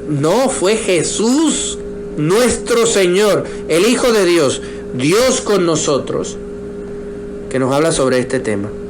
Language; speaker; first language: Spanish; native; Spanish